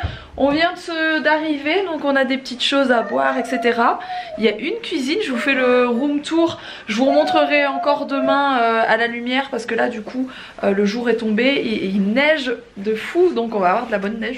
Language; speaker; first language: French; native; French